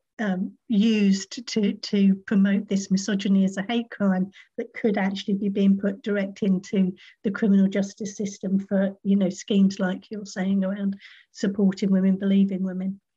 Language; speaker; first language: English; native; English